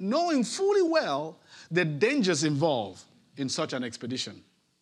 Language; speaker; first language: English; non-native, local second language; Ibibio